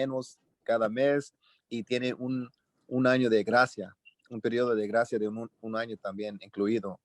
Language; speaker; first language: Spanish; early bilingual, heritage; Spanish